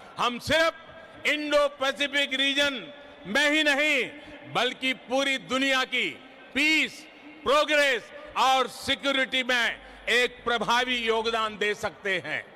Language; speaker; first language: Hindi; non-native, local second language; Gujarati